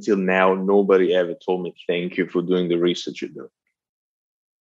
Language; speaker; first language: English; non-native, fluent; Italian